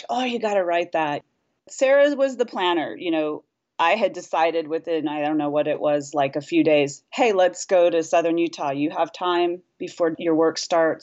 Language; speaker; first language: English; native; English